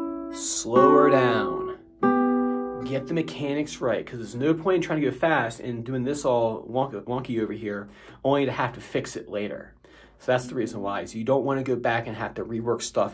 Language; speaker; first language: English; native; English